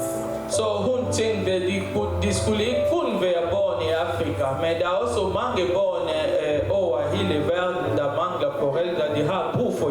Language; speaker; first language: Danish; non-native, fluent; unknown